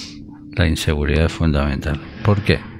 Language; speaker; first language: Spanish; native; Spanish